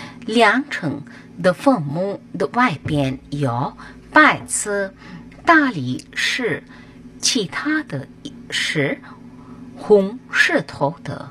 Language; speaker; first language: Chinese; non-native, fluent; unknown